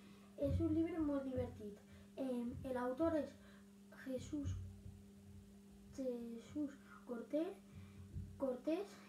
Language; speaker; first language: Spanish; non-native, local second language; Catalan